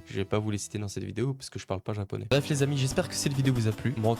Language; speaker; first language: French; native; French